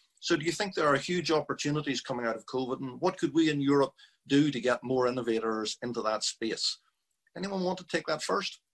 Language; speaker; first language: English; native; English